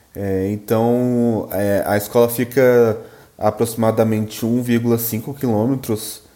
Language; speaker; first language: Portuguese; native; Portuguese